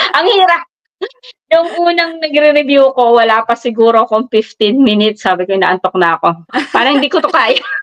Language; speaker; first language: Filipino; native; Filipino